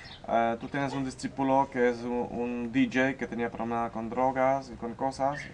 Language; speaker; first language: Spanish; non-native, learner; Polish